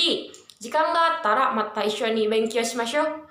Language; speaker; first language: Japanese; non-native, learner; Indonesian